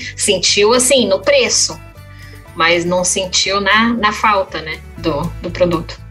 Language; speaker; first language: Portuguese; native; Portuguese